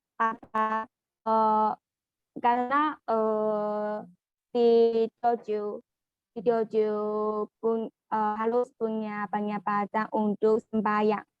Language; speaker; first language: Indonesian; non-native, learner; Chinese